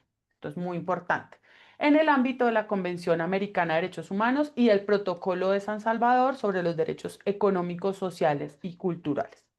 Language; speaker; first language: Spanish; native; Spanish